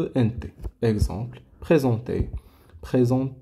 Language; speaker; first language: French; non-native, local second language; Arabic